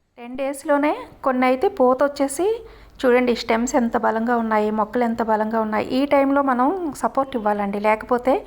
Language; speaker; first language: Telugu; native; Telugu